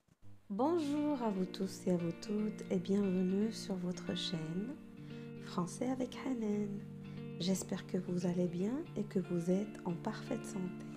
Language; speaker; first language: French; non-native, local second language; Arabic